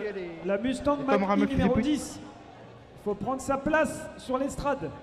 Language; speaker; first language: French; native; French